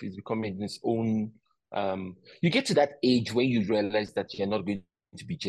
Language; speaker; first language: English; non-native, local second language; Yoruba